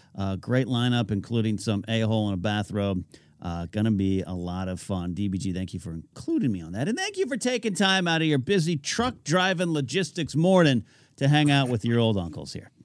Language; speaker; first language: English; native; English